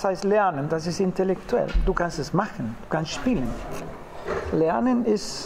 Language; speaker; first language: German; non-native, fluent; Spanish